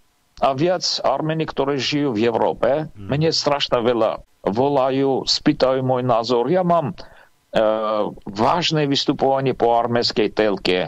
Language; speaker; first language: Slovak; non-native, fluent; Armenian